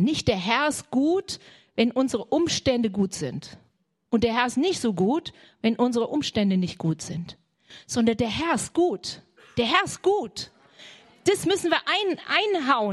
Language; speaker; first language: German; native; German